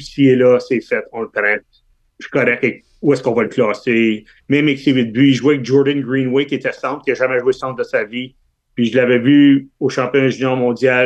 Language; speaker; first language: French; native; French